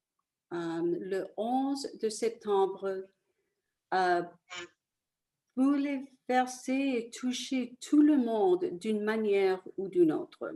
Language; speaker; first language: French; early bilingual, other home language; Italian